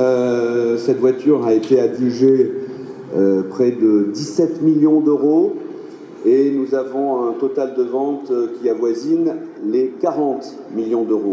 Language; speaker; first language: French; native; French